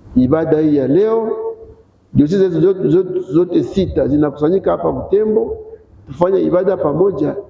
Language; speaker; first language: Swahili; non-native, local second language; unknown